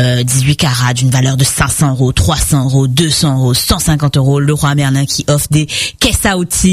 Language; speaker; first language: French; native; French